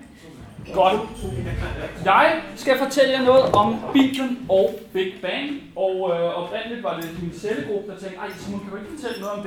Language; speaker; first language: Danish; native; Danish